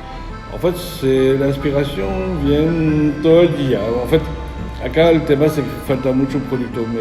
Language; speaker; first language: Spanish; non-native, learner; French